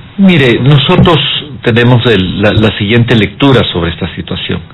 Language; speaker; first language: Spanish; native; Spanish